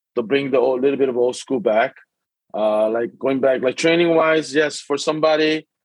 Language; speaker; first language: English; early bilingual, other home language; Korean